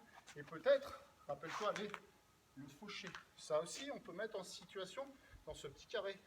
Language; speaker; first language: French; native; French